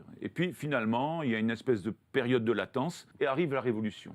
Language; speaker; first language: French; native; French